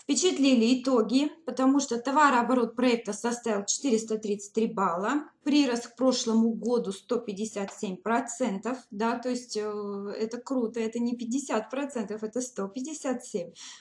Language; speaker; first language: Russian; native; Russian